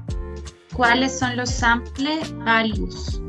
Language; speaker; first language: Spanish; native; Spanish